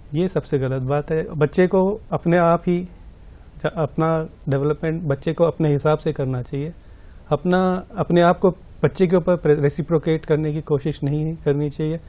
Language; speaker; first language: Hindi; native; Hindi